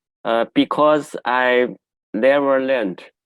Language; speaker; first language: English; non-native, learner; Chinese